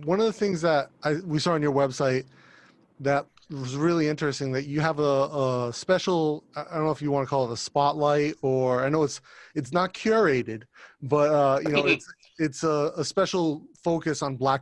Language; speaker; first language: English; native; English